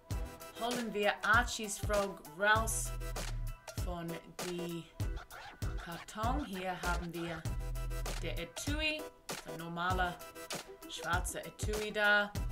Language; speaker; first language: German; non-native, learner; English